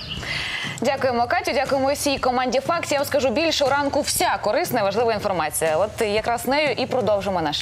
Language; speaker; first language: Ukrainian; native; Ukrainian